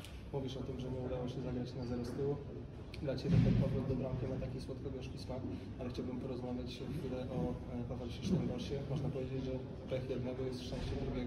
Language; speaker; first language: Polish; native; Polish